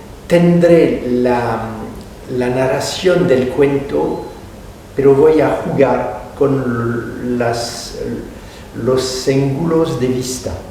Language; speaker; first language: Spanish; non-native, fluent; French